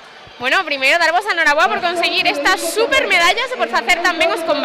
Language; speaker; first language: Galician; native; Galician